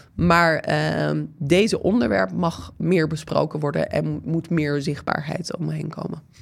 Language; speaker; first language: Dutch; non-native, fluent; English